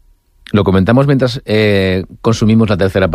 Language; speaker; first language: Spanish; native; Spanish